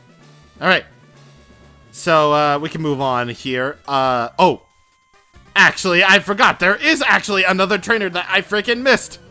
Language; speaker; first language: English; native; English